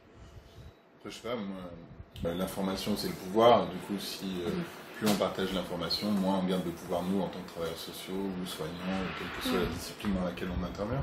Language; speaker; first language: French; native; French